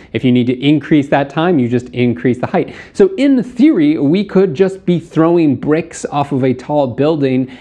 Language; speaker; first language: English; native; English